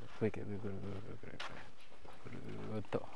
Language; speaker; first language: Japanese; non-native, fluent; Khmer